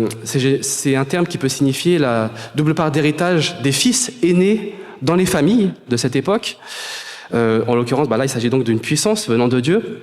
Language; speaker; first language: French; native; French